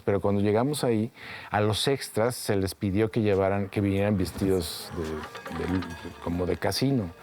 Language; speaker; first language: Spanish; native; Spanish